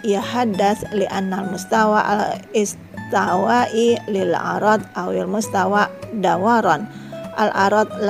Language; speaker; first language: Arabic; non-native, fluent; Indonesian